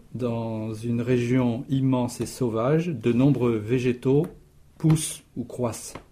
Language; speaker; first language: French; native; French